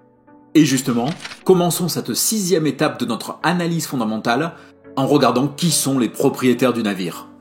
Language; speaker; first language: French; native; French